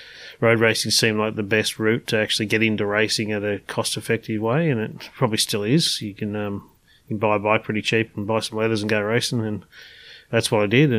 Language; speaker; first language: English; native; English